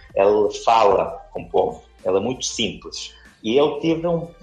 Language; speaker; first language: Portuguese; non-native, fluent; Ukrainian